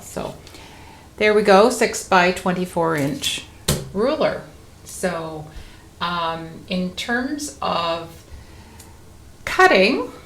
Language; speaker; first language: English; native; English